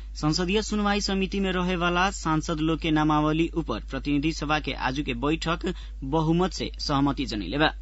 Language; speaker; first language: Bhojpuri; native; Bhojpuri